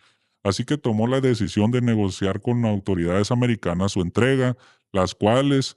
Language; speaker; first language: Spanish; native; Spanish